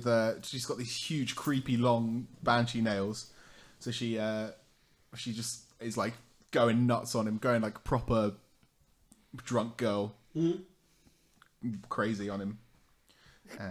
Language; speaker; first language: English; native; English